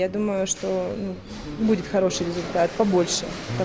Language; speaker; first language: Russian; native; Russian